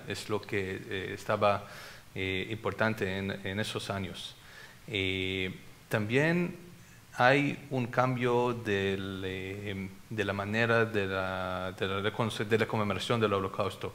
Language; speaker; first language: Spanish; non-native, fluent; Hebrew